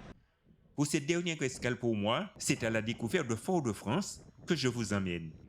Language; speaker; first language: French; native; French